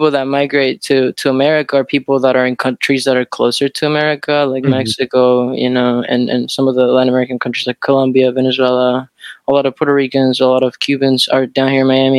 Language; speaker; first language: English; non-native, fluent; Spanish